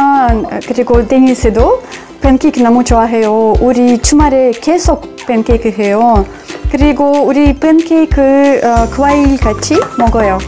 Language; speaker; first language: Korean; non-native, learner; Russian